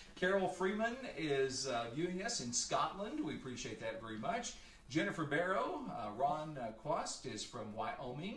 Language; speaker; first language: English; native; English